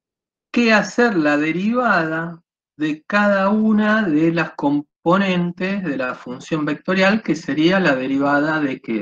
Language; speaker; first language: Spanish; native; Spanish